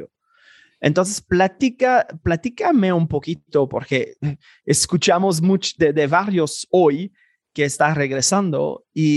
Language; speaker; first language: Spanish; non-native, fluent; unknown